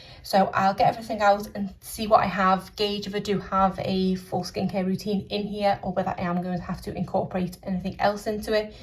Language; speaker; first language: English; native; English